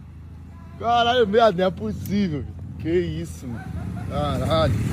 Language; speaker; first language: Portuguese; native; Portuguese